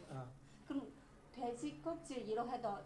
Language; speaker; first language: Korean; non-native, learner; Chinese